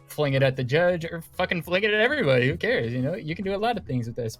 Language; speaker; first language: English; native; English